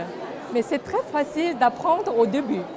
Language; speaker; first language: French; non-native, fluent; Korean